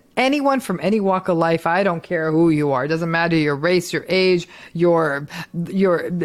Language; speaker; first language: English; early bilingual, other home language; Hindi